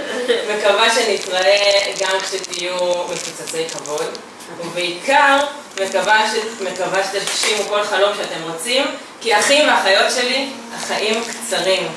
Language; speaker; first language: Hebrew; native; Hebrew